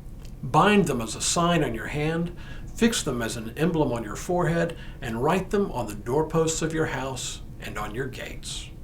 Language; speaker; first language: English; native; English